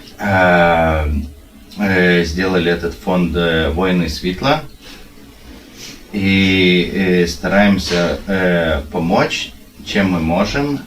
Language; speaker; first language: Russian; non-native, learner; Lithuanian